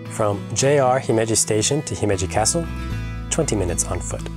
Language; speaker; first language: English; native; English